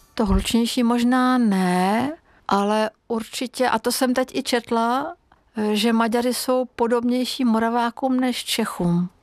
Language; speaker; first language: Czech; non-native, fluent; Hungarian